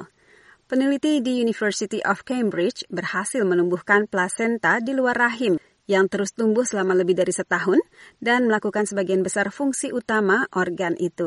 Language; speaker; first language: Indonesian; native; Indonesian